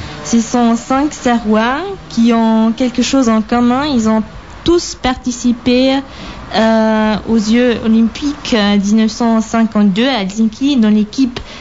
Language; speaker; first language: French; non-native, fluent; German